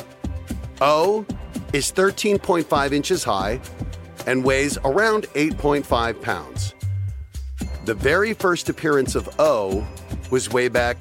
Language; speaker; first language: English; native; English